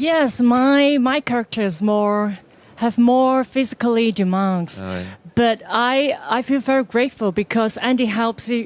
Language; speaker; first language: English; non-native, fluent; Cantonese